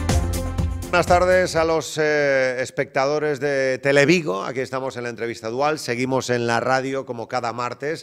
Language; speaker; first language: Spanish; native; Spanish